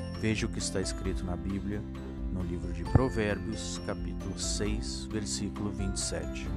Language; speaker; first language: Portuguese; native; Portuguese